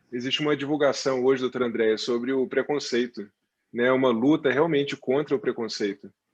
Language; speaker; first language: Portuguese; native; Portuguese